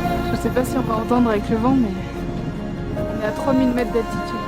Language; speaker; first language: French; native; French